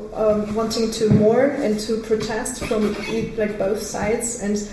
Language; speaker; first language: English; non-native, fluent; Russian